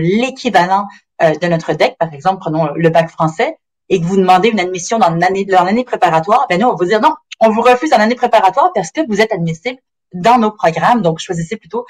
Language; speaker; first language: French; native; French